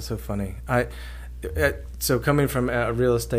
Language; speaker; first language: English; native; English